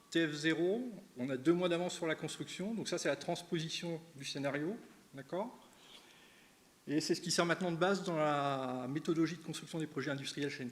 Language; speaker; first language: French; native; French